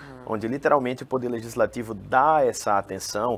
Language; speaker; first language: Portuguese; native; Portuguese